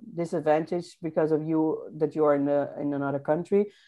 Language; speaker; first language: English; non-native, fluent; Dutch